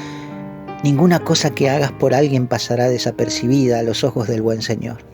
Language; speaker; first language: Spanish; native; Spanish